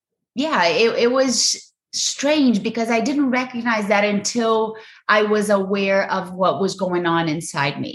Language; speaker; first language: English; non-native, fluent; Portuguese